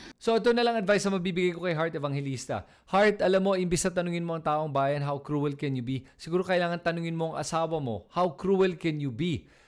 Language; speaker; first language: Filipino; native; Filipino